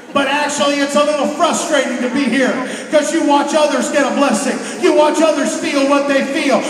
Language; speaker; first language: English; native; English